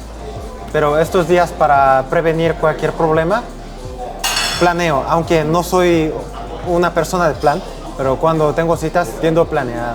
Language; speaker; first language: Spanish; non-native, fluent; Korean